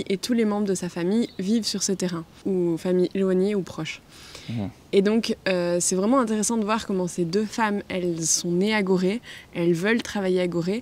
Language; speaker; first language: French; native; French